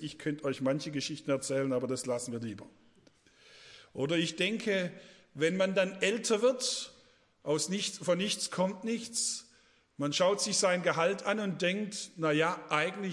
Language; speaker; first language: German; native; German